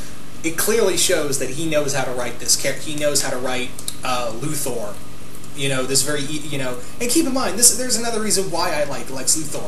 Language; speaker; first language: English; native; English